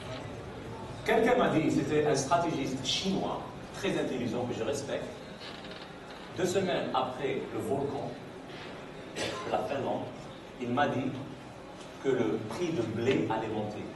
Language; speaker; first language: French; non-native, fluent; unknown